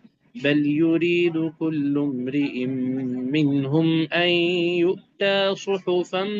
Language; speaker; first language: Arabic; native; Arabic